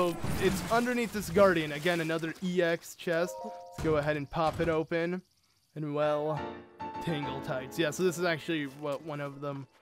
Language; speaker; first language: English; native; English